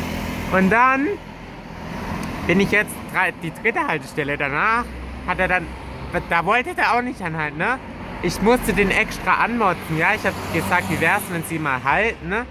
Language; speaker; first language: German; native; German